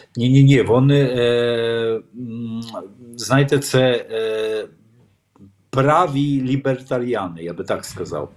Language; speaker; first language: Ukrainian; non-native, fluent; Polish